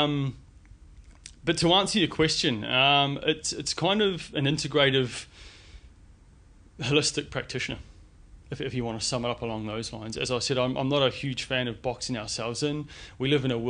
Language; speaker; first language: English; native; English